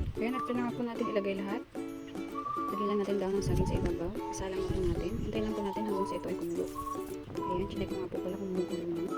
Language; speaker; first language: Filipino; non-native, local second language; Iloko